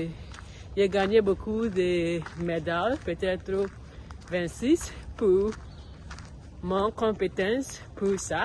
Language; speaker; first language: French; non-native, learner; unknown